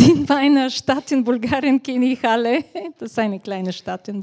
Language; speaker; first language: German; non-native, fluent; Bulgarian